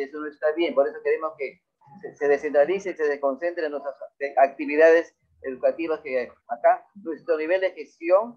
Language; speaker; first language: Spanish; native; Spanish